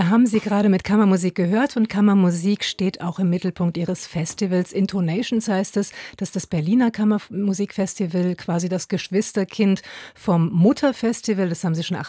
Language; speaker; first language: German; native; German